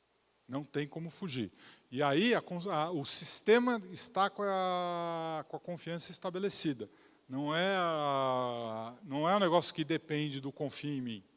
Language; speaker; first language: Portuguese; native; Portuguese